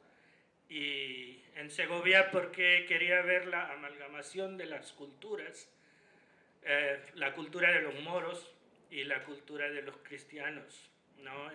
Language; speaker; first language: Spanish; non-native, fluent; Hindi